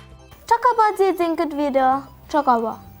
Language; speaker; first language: Albanian; native; Albanian